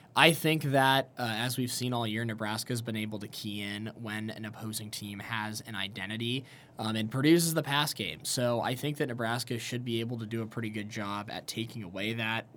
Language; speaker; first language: English; native; English